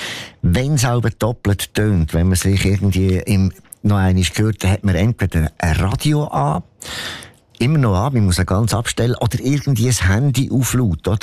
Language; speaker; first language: German; native; German